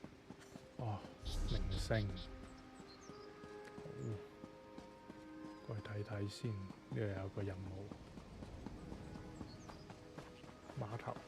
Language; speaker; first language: Chinese; native; Chinese